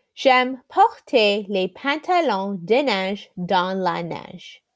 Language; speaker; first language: French; non-native, learner; English